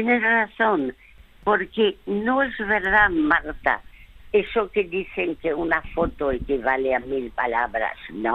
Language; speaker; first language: Spanish; non-native, fluent; French